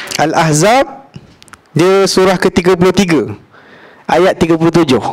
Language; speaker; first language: Malay; native; Malay